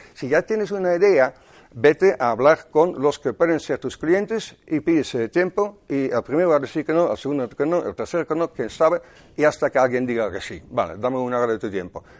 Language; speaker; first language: Spanish; non-native, fluent; Dutch